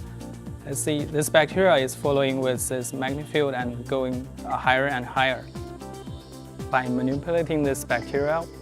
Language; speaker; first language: English; non-native, learner; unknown